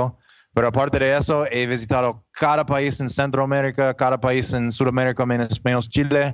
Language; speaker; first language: Spanish; non-native, learner; English